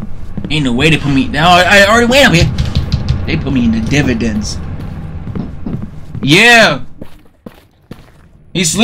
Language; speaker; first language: English; native; English